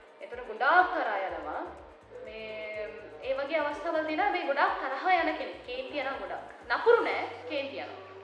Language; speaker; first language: Sinhala; non-native, local second language; Tamil